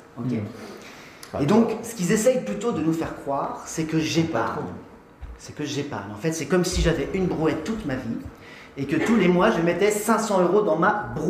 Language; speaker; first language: French; native; French